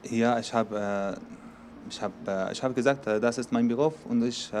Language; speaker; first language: German; non-native, learner; Arabic